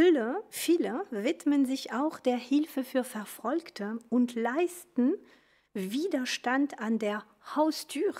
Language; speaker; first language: German; non-native, fluent; French